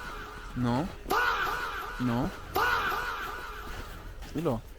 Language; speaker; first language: French; native; French